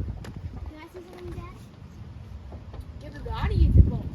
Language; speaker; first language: English; native; English